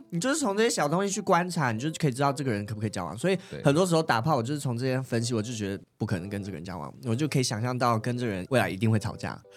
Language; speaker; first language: Chinese; native; Chinese